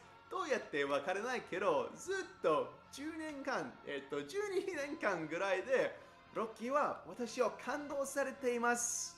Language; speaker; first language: Japanese; non-native, fluent; English